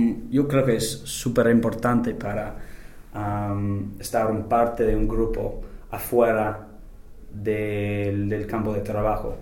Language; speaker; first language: Spanish; non-native, fluent; English